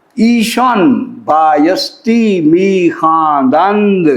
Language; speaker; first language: Persian; non-native, fluent; Urdu